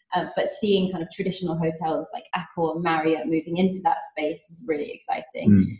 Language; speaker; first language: English; native; English